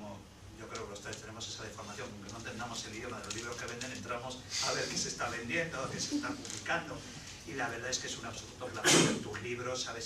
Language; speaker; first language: Spanish; native; Spanish